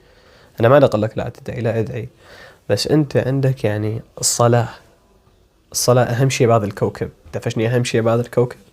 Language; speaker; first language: Arabic; native; Arabic